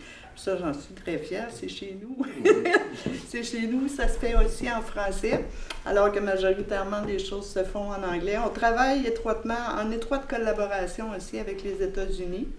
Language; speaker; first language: French; native; French